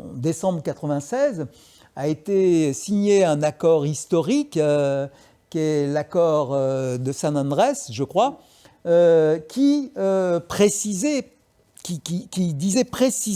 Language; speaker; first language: French; native; French